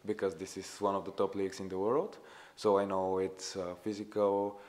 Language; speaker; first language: English; non-native, fluent; Bulgarian